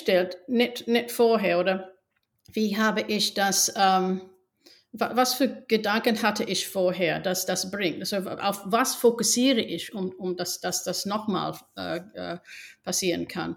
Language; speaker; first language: German; non-native, fluent; English